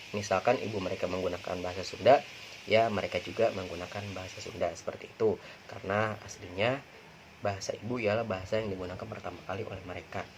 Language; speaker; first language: Indonesian; non-native, local second language; Sundanese